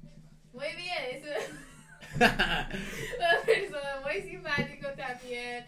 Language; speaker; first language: Spanish; non-native, learner; English